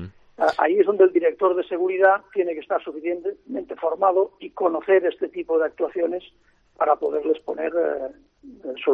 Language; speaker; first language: Spanish; native; Spanish